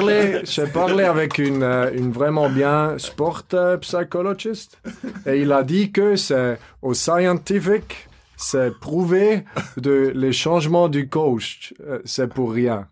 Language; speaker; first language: French; non-native, fluent; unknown